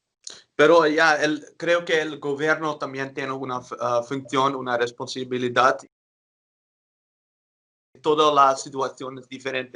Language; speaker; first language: Spanish; non-native, learner; Dutch